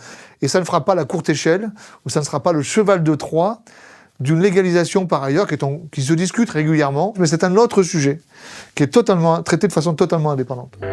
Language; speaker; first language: French; native; French